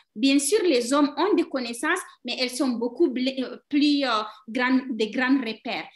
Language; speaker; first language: French; non-native, local second language; Fula